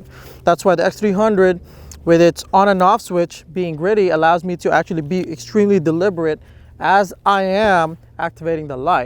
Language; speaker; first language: English; native; English